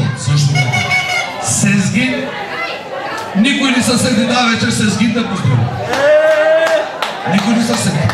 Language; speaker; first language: Bulgarian; non-native, local second language; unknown